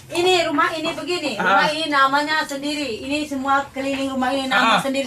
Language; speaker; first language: Indonesian; non-native, local second language; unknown